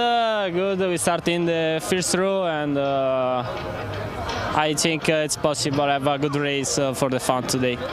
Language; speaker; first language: English; non-native, learner; Italian